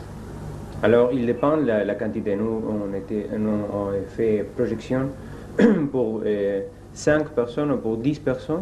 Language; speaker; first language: French; non-native, fluent; Spanish